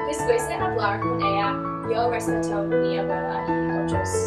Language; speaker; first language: Spanish; non-native, learner; English